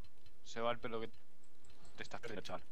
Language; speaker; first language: Spanish; native; Spanish